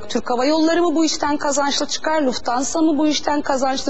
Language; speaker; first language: Turkish; native; Turkish